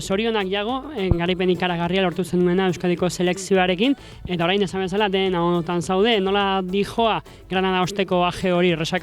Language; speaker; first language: Basque; native; Basque